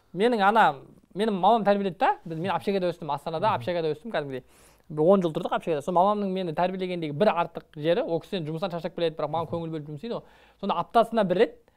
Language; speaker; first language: Kazakh; native; Kazakh